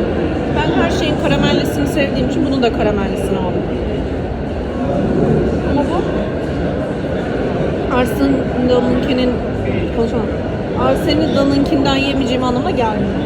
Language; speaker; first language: Turkish; native; Turkish